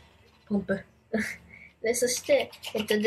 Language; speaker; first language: Japanese; early bilingual, heritage; Japanese